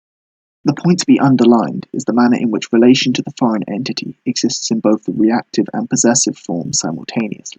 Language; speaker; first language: English; native; English